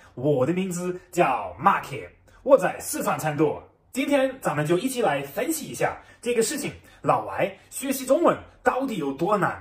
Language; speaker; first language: Chinese; non-native, fluent; German